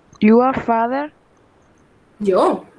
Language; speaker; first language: English; non-native, fluent; Spanish